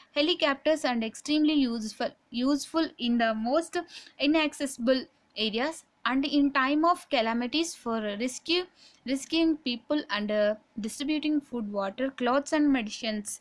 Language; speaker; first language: English; non-native, local second language; Telugu